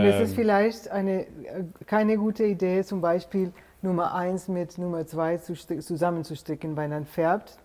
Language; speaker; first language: German; non-native, fluent; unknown